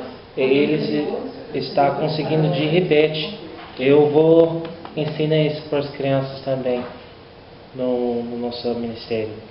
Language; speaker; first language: Portuguese; non-native, learner; English